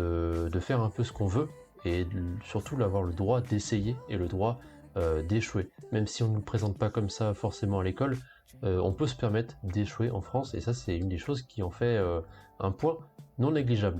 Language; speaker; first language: French; native; French